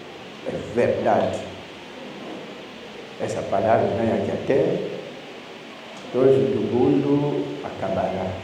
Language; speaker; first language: Portuguese; non-native, learner; Lingala